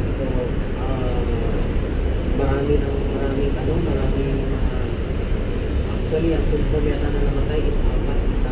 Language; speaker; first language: Filipino; non-native, local second language; Cebuano